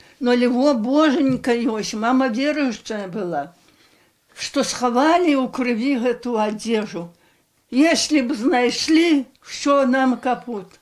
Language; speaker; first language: Belarusian; native; Belarusian